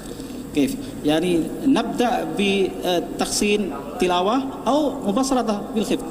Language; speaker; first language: Arabic; non-native, fluent; Indonesian